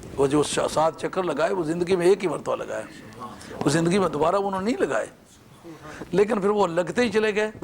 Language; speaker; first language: Urdu; non-native, local second language; Punjabi